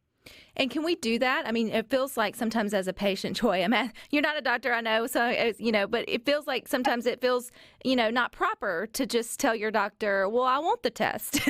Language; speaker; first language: English; native; English